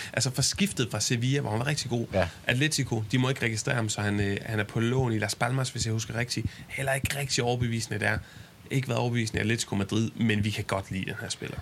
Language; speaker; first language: Danish; native; Danish